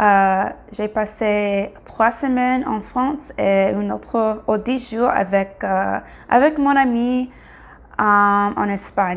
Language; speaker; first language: French; non-native, learner; English